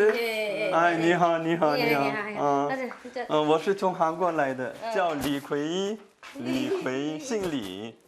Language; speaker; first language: Chinese; non-native, fluent; Korean